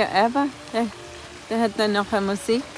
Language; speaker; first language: German; non-native, learner; Cebuano